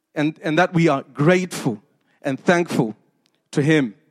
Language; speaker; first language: English; non-native, local second language; Shona